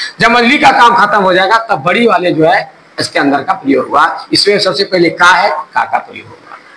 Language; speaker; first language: Hindi; native; Hindi